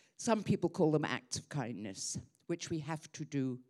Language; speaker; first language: English; native; English